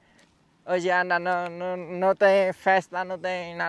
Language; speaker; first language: Portuguese; non-native, learner; Vietnamese